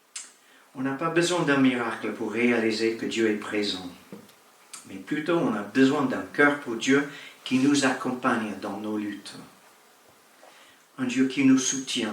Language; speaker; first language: French; native; French